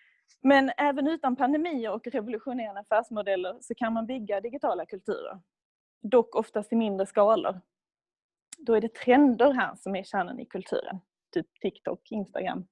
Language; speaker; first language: Swedish; native; Swedish